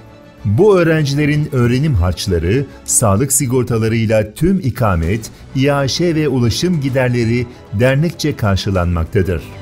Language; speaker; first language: Turkish; native; Turkish